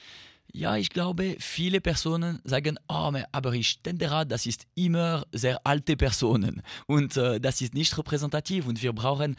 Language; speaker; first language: German; non-native, learner; French